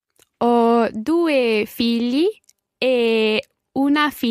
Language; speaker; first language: Italian; non-native, learner; English